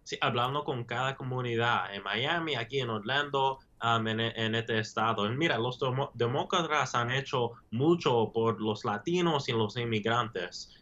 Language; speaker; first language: Spanish; early bilingual, heritage; English